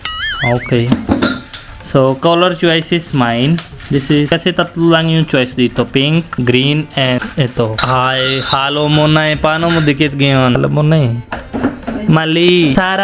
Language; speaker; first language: Filipino; non-native, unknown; Hindi